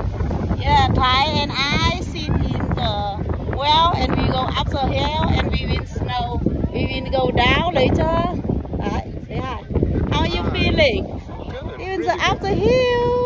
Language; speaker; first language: English; non-native, learner; Vietnamese